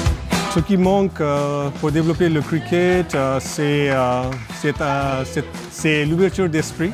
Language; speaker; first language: French; non-native, fluent; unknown